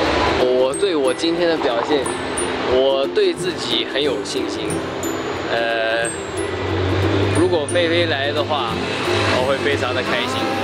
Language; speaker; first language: Chinese; non-native, fluent; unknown